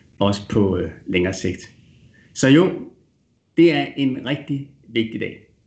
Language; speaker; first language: Danish; native; Danish